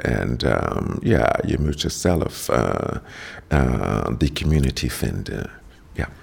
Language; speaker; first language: Dutch; non-native, learner; English